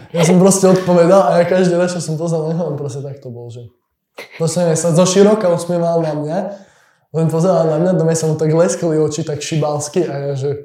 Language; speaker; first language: Slovak; native; Slovak